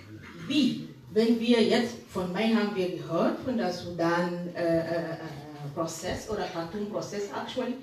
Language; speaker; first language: German; non-native, fluent; Arabic